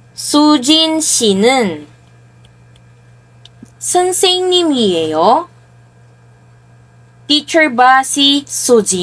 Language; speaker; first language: Korean; non-native, fluent; Filipino